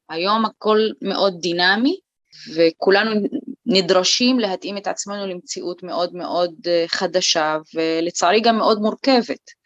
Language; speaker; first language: Hebrew; non-native, local second language; Arabic